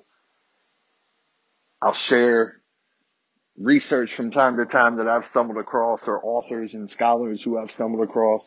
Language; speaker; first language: English; native; English